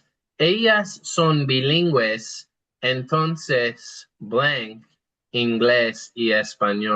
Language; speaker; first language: Spanish; non-native, fluent; English